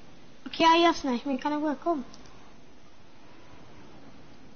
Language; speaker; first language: German; non-native, learner; Portuguese